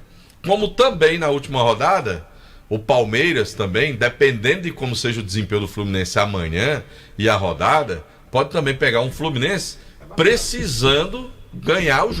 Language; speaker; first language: Portuguese; native; Portuguese